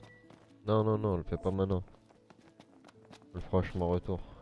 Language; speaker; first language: French; native; French